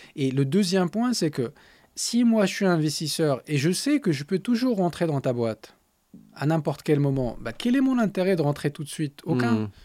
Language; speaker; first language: French; non-native, local second language; Tachelhit